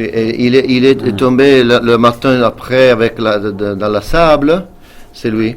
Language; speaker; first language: French; non-native, fluent; Italian